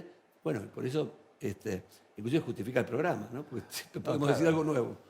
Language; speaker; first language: Spanish; native; Spanish